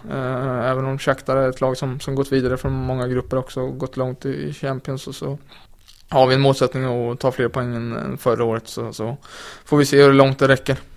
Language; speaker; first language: Swedish; native; Swedish